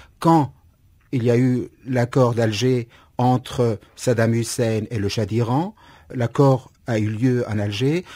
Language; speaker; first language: French; non-native, fluent; Kurdish